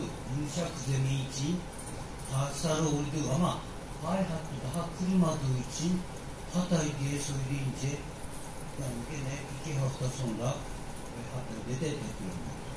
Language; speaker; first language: Turkish; non-native, learner; Japanese